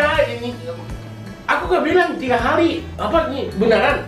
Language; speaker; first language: Indonesian; non-native, fluent; Japanese